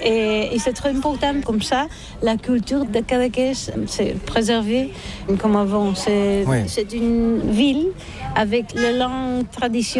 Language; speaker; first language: French; non-native, learner; Catalan